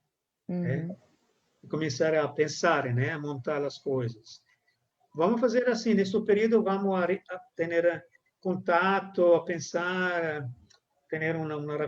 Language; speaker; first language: Portuguese; non-native, fluent; Italian